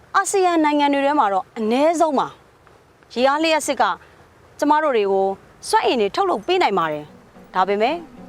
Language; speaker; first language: Burmese; native; Burmese